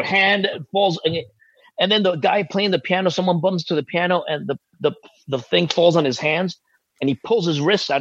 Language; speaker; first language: English; early bilingual, other home language; Spanish